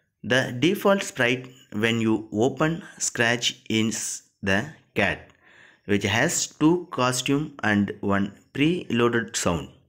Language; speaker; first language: English; non-native, local second language; Tamil